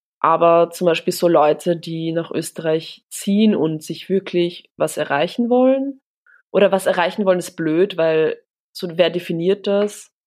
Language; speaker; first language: German; early bilingual, other home language; Polish